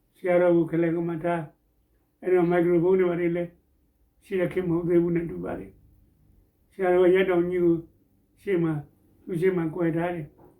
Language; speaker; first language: Burmese; native; Burmese